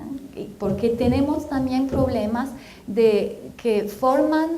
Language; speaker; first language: Spanish; non-native, fluent; French